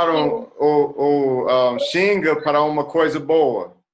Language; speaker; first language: Portuguese; non-native, learner; English